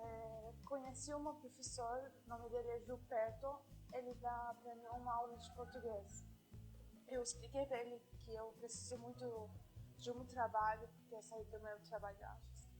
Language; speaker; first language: Portuguese; non-native, learner; Arabic